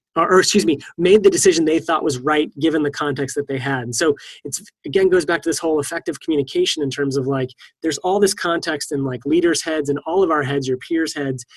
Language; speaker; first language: English; native; English